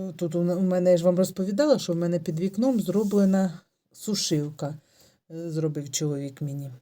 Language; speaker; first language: Ukrainian; native; Ukrainian